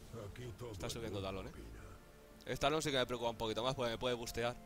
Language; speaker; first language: Spanish; native; Spanish